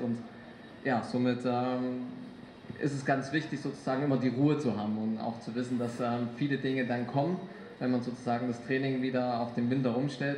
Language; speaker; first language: German; native; German